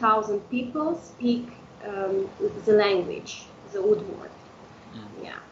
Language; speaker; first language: English; non-native, fluent; Udmurt